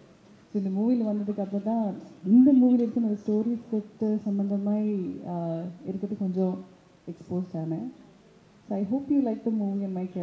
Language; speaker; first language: Tamil; early bilingual, heritage; Tamil